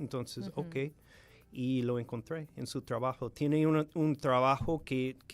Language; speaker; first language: Spanish; non-native, fluent; English